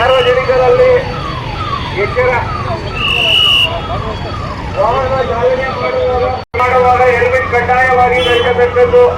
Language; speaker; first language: Kannada; native; Kannada